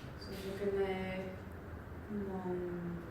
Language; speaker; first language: French; non-native, learner; Spanish